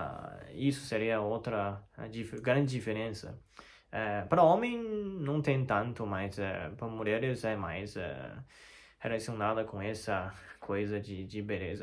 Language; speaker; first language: Portuguese; non-native, learner; Chinese